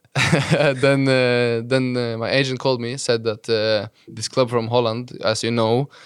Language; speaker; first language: English; non-native, fluent; Norwegian